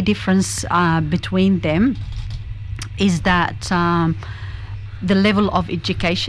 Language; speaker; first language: English; non-native, fluent; Arabic